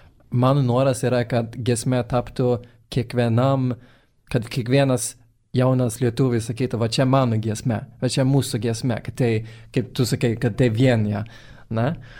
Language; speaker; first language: Lithuanian; non-native, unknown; Swedish